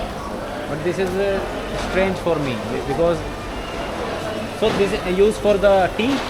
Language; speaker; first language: English; non-native, learner; Hindi